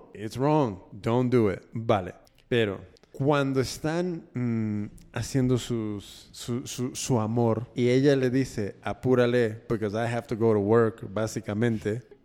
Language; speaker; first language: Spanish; early bilingual, heritage; Spanish